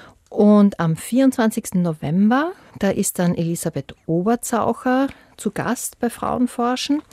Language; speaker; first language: German; native; German